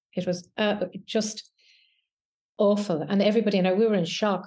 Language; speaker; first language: English; native; English